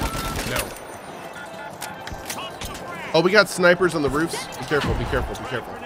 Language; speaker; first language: English; native; English